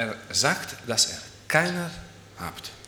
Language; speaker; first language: German; non-native, fluent; Dutch